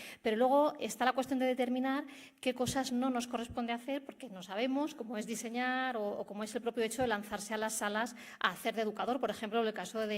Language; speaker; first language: Spanish; native; Spanish